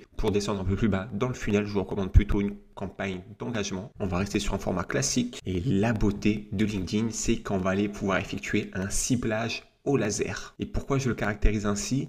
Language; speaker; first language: French; native; French